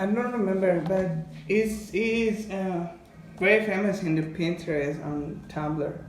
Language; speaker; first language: English; non-native, learner; Spanish